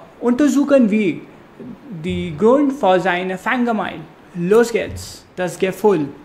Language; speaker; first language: German; non-native, learner; Hindi